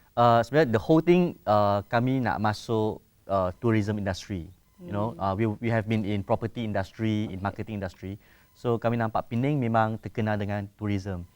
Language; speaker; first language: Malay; non-native, local second language; Chinese